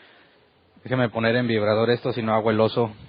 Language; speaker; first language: Spanish; native; Spanish